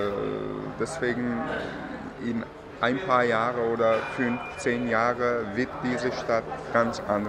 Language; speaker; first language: German; non-native, fluent; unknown